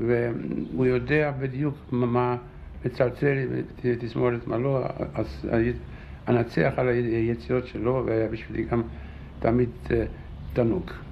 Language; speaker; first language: Hebrew; non-native, fluent; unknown